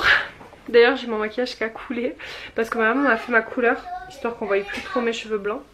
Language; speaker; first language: French; native; French